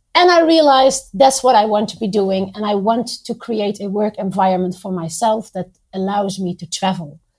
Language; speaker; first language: English; non-native, fluent; Dutch